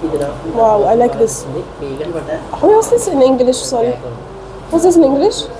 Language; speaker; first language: English; non-native, local second language; Arabic